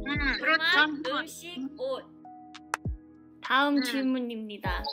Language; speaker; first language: Korean; early bilingual, heritage; English